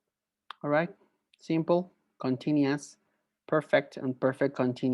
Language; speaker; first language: English; non-native, fluent; Spanish